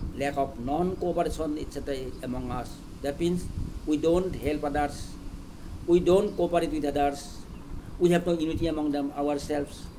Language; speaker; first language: English; non-native, local second language; Assamese